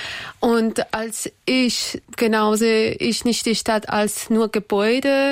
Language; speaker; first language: German; non-native, learner; Persian